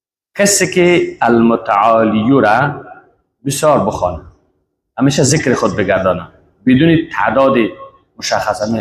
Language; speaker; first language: Persian; native; Persian